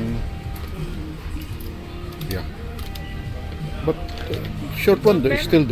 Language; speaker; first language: English; non-native, learner; Filipino